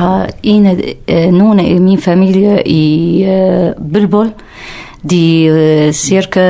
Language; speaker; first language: Danish; non-native, learner; Kurdish